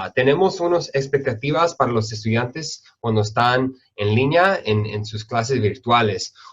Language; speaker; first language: Spanish; early bilingual, heritage; Spanish